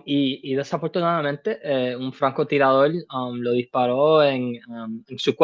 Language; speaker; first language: Spanish; early bilingual, heritage; Spanish